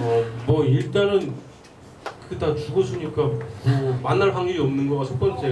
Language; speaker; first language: Korean; native; Korean